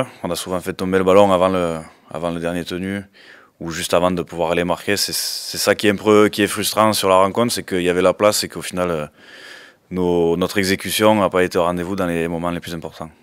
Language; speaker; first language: French; native; French